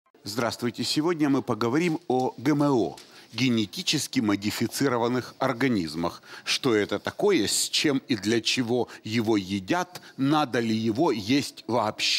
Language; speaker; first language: Russian; native; Russian